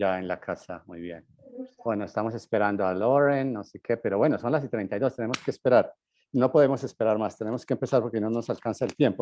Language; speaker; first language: Spanish; native; Spanish